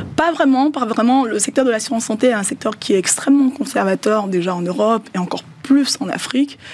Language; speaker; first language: French; non-native, local second language; Yoruba